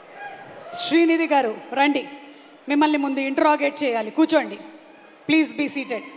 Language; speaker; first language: Telugu; native; Telugu